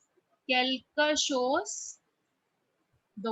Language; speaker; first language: French; non-native, fluent; Hindi